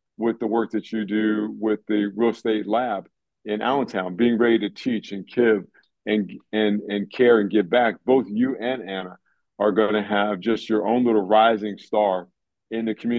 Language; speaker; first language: English; native; English